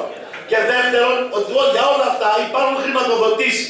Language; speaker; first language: Greek; native; Greek